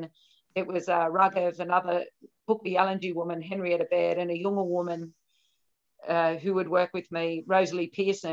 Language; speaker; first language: English; native; English